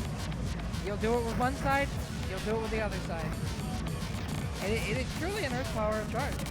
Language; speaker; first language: English; native; English